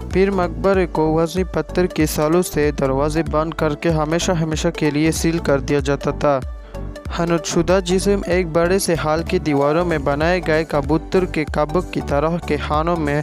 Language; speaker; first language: Urdu; native; Urdu